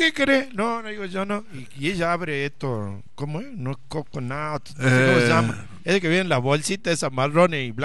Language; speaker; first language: Spanish; native; Spanish